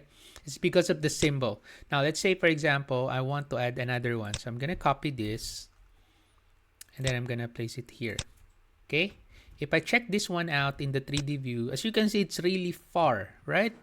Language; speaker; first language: English; non-native, local second language; Filipino